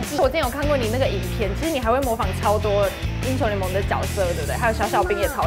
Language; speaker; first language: Chinese; native; Chinese